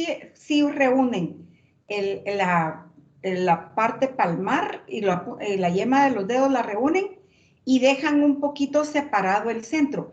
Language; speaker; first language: Spanish; native; Spanish